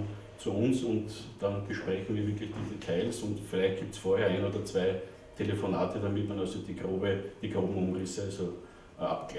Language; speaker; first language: German; native; German